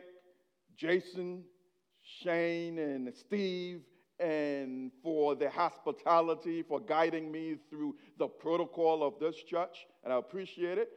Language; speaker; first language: English; non-native, fluent; Haitian Creole